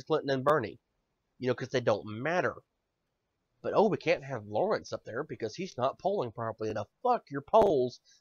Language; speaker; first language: English; native; English